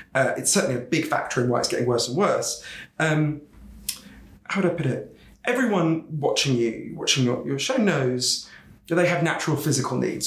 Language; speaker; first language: English; native; English